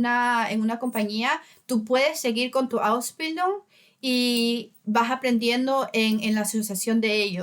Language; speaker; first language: Spanish; early bilingual, heritage; Spanish